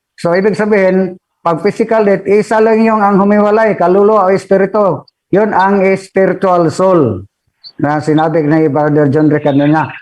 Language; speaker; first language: Filipino; non-native, local second language; Cebuano